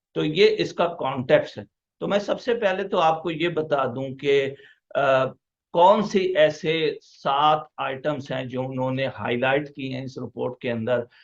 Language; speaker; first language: Urdu; native; Urdu